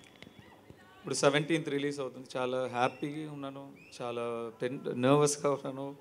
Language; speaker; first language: Telugu; non-native, learner; Tamil